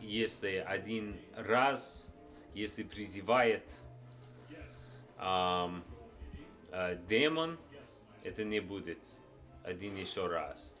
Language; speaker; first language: Russian; non-native, learner; English